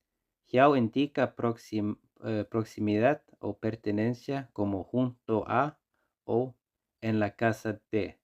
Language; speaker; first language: Spanish; non-native, fluent; Icelandic